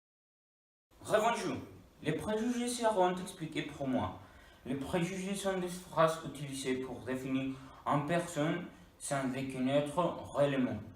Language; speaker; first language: French; non-native, learner; Spanish